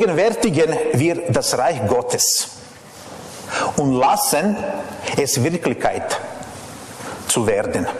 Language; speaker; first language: German; non-native, fluent; Serbian